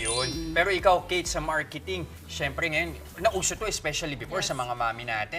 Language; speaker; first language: Filipino; native; Filipino